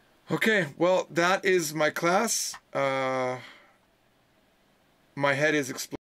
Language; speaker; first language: English; native; English